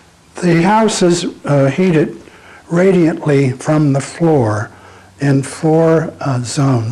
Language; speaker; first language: English; native; English